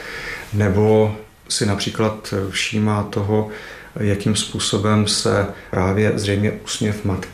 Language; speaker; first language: Czech; native; Czech